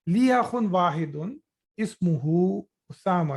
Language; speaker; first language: Arabic; non-native, fluent; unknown